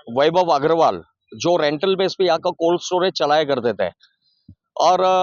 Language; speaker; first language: Hindi; non-native, local second language; Marathi